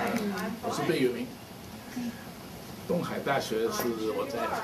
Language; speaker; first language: Chinese; non-native, local second language; Cantonese